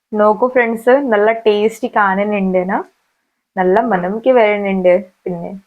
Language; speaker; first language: Malayalam; native; Malayalam